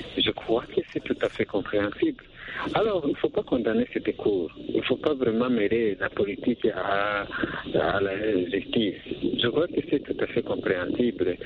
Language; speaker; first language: French; non-native, local second language; Rundi